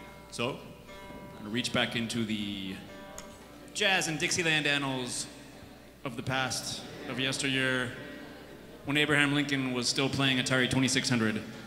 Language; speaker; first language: English; native; English